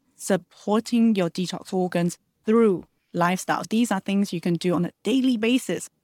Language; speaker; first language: English; early bilingual, other home language; Chinese